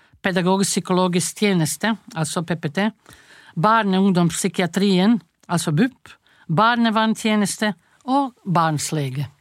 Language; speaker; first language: Norwegian; non-native, fluent; Croatian